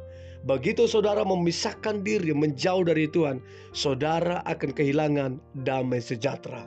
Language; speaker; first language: Indonesian; native; Indonesian